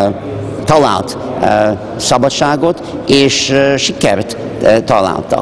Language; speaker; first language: Hungarian; early bilingual, heritage; Hungarian